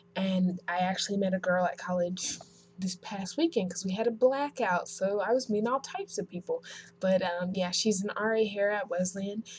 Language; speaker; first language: English; native; English